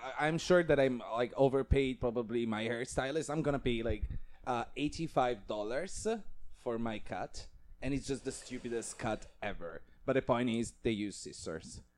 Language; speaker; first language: English; non-native, fluent; Italian